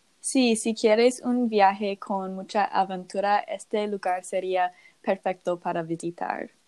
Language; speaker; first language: Spanish; non-native, learner; English